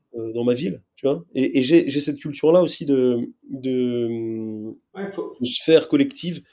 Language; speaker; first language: French; native; French